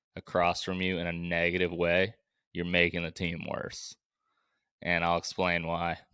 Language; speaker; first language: English; native; English